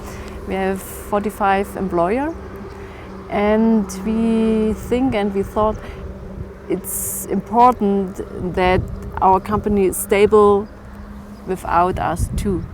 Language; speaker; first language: English; non-native, learner; German